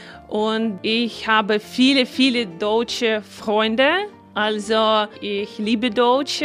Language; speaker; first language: German; non-native, learner; Russian